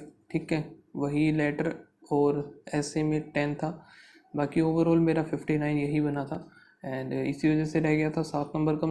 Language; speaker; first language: Hindi; native; Hindi